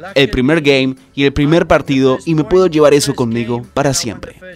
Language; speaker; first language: Spanish; non-native, fluent; Rundi